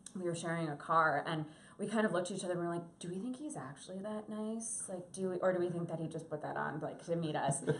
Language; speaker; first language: English; native; English